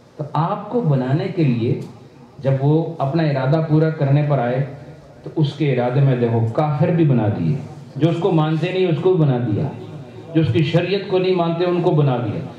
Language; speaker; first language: Urdu; non-native, local second language; Punjabi